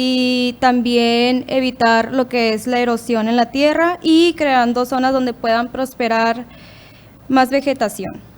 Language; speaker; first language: Spanish; native; Spanish